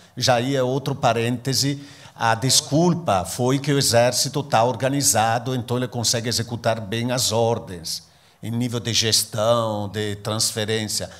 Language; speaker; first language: Portuguese; non-native, fluent; Italian